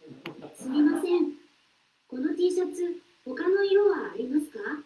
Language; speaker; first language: Japanese; non-native, learner; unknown